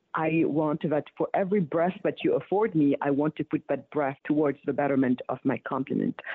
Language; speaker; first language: English; early bilingual, other home language; Wolof